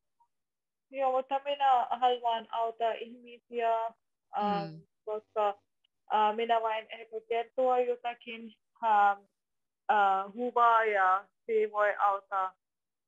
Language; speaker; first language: Finnish; non-native, learner; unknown